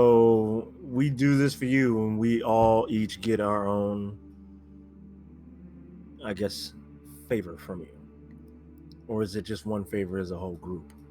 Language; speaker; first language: English; native; English